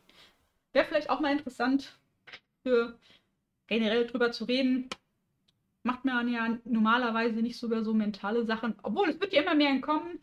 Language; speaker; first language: German; native; German